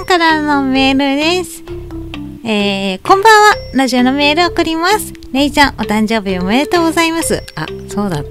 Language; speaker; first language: Japanese; native; Japanese